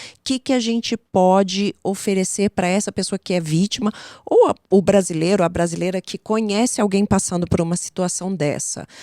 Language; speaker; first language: Portuguese; native; Portuguese